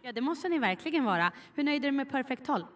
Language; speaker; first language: Swedish; native; Swedish